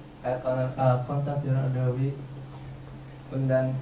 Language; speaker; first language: German; non-native, learner; Indonesian